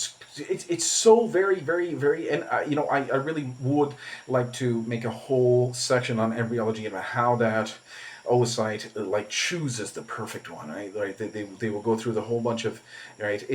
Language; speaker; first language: English; native; English